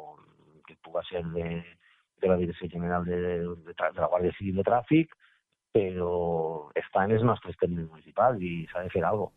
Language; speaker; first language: Catalan; native; Catalan